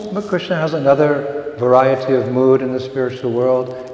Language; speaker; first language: English; native; English